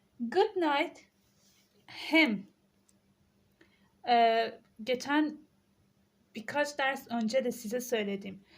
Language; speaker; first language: Turkish; non-native, fluent; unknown